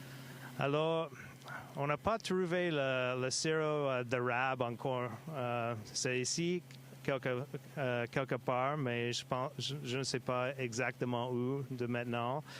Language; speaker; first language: French; non-native, local second language; English